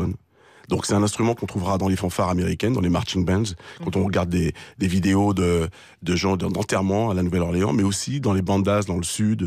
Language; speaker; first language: French; native; French